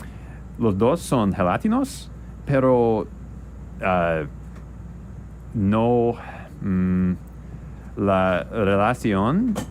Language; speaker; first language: Spanish; non-native, learner; English